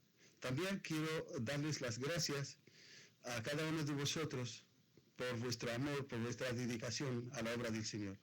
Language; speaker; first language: Spanish; non-native, fluent; Arabic